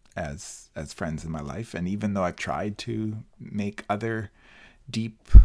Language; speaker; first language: English; non-native, fluent; Spanish